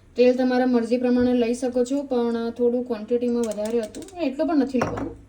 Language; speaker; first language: Gujarati; non-native, local second language; Marwari